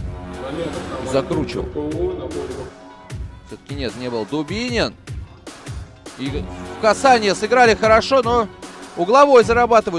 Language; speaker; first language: Russian; native; Russian